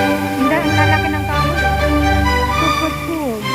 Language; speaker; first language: Filipino; non-native, local second language; Cebuano